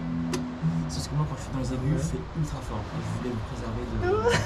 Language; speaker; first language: French; native; French